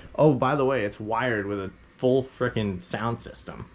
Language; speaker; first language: English; native; English